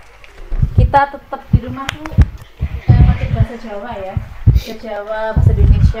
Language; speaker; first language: Indonesian; non-native, local second language; Javanese